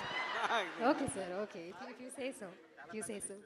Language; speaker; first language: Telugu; non-native, learner; Malayalam